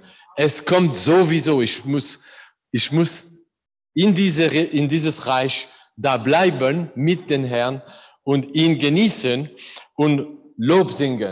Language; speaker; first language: German; non-native, learner; English